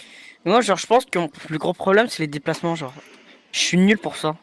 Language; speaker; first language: French; native; French